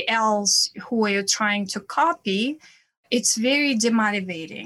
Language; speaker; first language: English; non-native, fluent; Russian